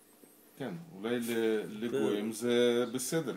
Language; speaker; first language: Hebrew; non-native, fluent; Russian